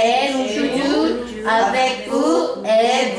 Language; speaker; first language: French; non-native, learner; Korean